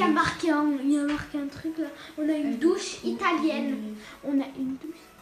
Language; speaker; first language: French; native; French